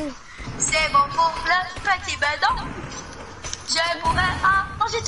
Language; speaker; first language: French; native; French